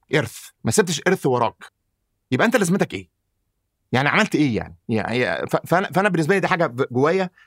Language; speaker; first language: Arabic; native; Arabic